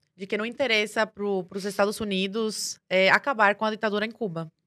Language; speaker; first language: Portuguese; early bilingual, other home language; Spanish